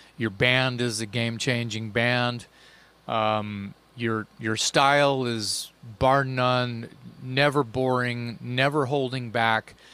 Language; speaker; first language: English; native; English